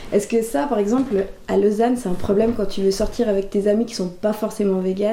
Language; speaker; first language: French; native; French